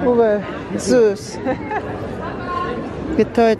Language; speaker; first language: German; non-native, learner; Filipino